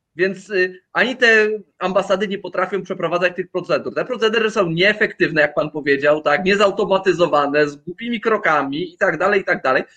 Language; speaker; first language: Polish; native; Polish